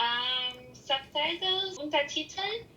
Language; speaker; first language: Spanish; non-native, learner; German